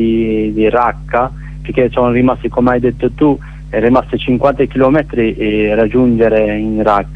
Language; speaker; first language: Italian; non-native, learner; Kurdish